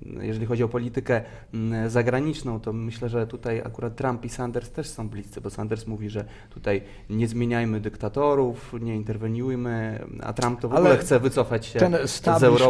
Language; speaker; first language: Polish; native; Polish